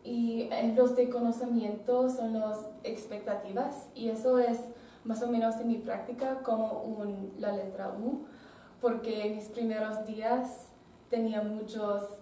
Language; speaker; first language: Spanish; non-native, learner; English